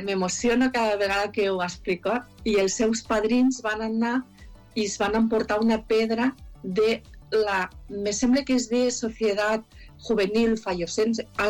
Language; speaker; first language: Catalan; native; Catalan